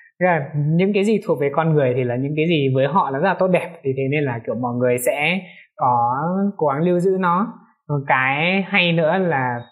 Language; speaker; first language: Vietnamese; non-native, local second language; Hmong